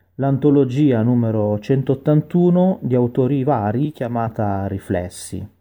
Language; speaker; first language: Italian; native; Italian